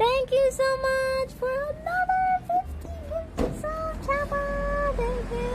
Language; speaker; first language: English; non-native, fluent; Korean